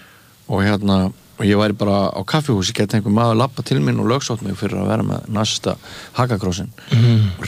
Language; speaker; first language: Icelandic; native; Icelandic